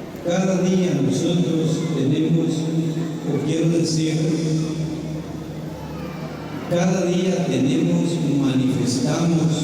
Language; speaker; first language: Spanish; native; Spanish